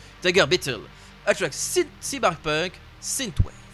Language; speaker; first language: English; non-native, learner; French